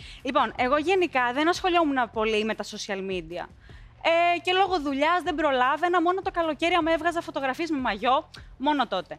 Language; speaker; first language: Greek; native; Greek